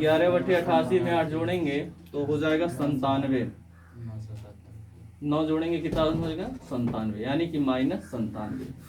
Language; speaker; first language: Hindi; native; Hindi